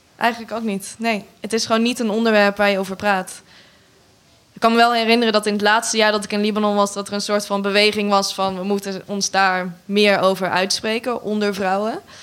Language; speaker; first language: Dutch; non-native, fluent; Arabic